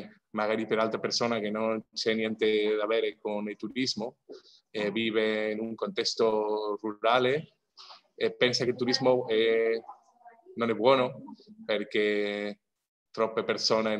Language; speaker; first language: Italian; non-native, fluent; Spanish